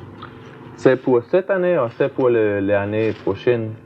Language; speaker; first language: French; non-native, learner; Danish